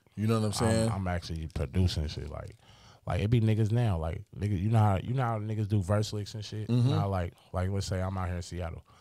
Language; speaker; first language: English; native; English